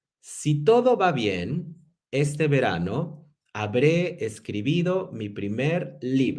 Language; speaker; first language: Spanish; non-native, fluent; English